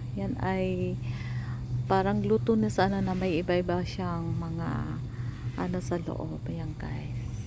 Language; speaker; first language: Filipino; native; Filipino